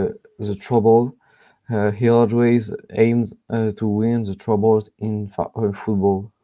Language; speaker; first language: English; non-native, learner; French